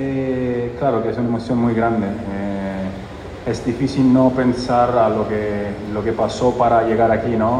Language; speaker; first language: Spanish; non-native, fluent; Italian